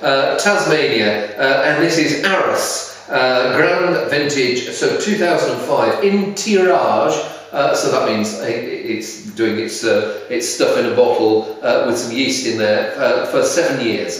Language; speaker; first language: English; native; English